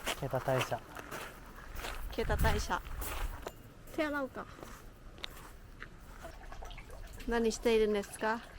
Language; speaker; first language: Japanese; non-native, learner; Thai